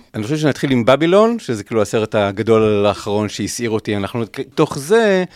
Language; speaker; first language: Hebrew; native; Hebrew